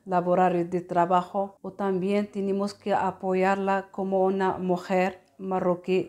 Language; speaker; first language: Spanish; non-native, learner; Arabic